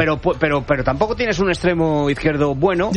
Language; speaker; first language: Spanish; native; Spanish